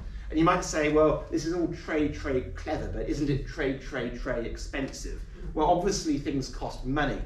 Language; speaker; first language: English; native; English